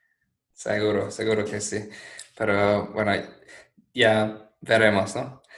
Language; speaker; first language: Spanish; non-native, fluent; English